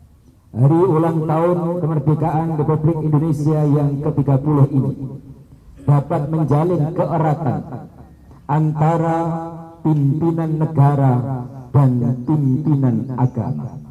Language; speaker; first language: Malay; non-native, local second language; Javanese